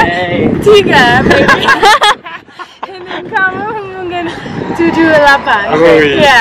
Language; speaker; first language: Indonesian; non-native, learner; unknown